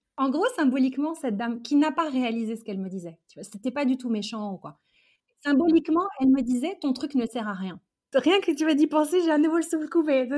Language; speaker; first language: French; early bilingual, other home language; Arabic